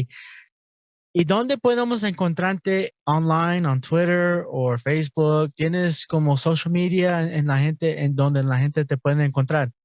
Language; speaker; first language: Spanish; non-native, learner; English